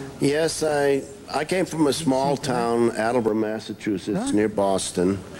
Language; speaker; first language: English; native; English